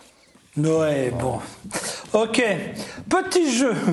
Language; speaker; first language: French; native; French